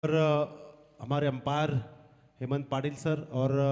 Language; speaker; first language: Hindi; non-native, local second language; Marathi